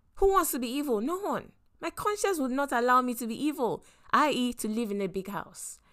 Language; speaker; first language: English; non-native, local second language; Yoruba